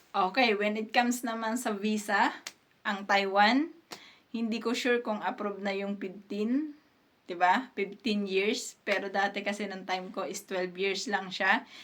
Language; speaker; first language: Filipino; native; Filipino